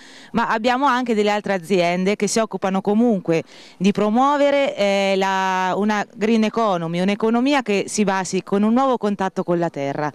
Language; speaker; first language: Italian; native; Italian